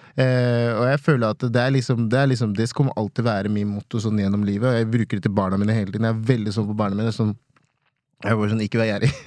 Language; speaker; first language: Norwegian; non-native, fluent; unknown